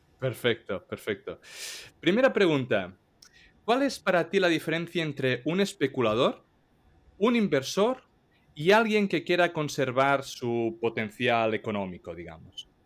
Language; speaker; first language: Spanish; native; Spanish